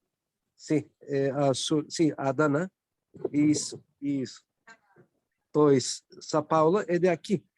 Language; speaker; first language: Portuguese; non-native, learner; Turkish